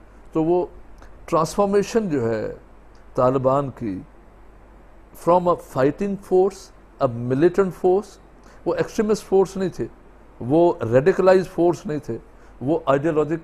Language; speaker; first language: Urdu; non-native, local second language; Sindhi